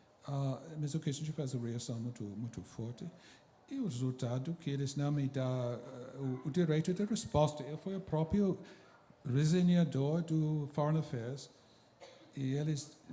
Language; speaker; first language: Portuguese; non-native, fluent; English